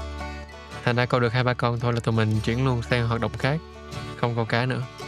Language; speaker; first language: Vietnamese; native; Vietnamese